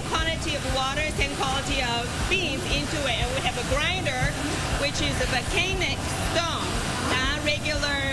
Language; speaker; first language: English; non-native, learner; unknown